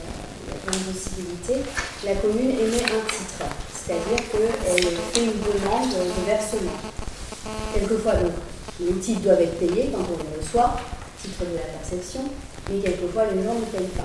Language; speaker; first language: French; native; French